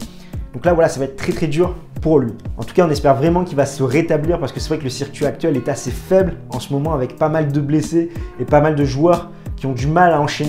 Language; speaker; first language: French; native; French